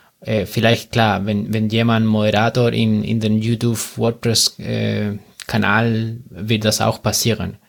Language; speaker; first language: German; non-native, learner; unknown